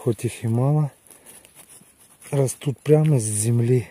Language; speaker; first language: Russian; native; Russian